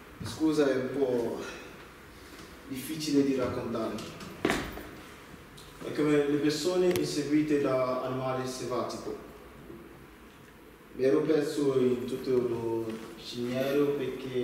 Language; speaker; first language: Italian; non-native, learner; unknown